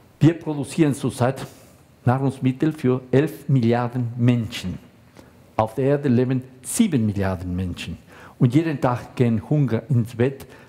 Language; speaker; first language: German; non-native, fluent; Spanish